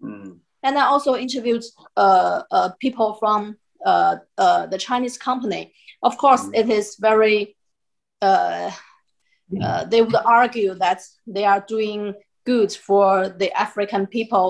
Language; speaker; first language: English; non-native, fluent; Chinese